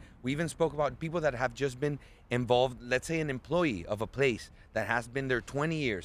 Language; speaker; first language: English; early bilingual, other home language; Spanish